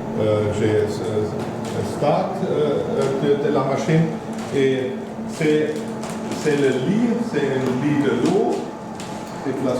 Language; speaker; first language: French; non-native, fluent; German